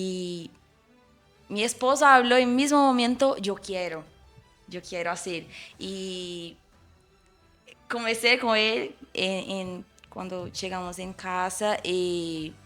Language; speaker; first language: Spanish; non-native, fluent; Portuguese